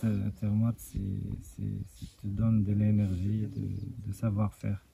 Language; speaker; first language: French; non-native, local second language; Arabic